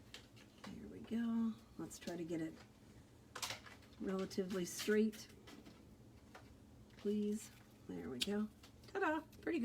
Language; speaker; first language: English; native; English